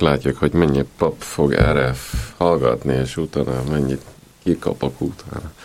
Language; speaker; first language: Hungarian; non-native, fluent; Italian